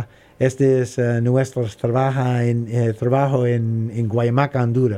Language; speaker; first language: Spanish; non-native, learner; English